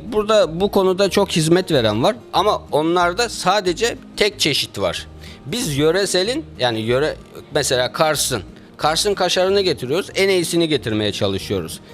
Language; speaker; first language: Turkish; native; Turkish